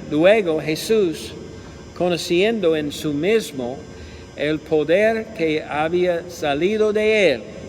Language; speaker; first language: Spanish; non-native, learner; English